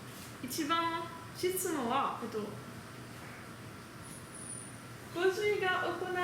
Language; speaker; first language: Japanese; non-native, learner; French